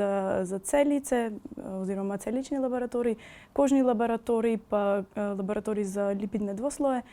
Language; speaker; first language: Slovenian; non-native, fluent; Macedonian